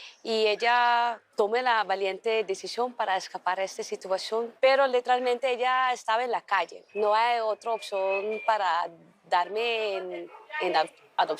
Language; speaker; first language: Spanish; early bilingual, heritage; Dutch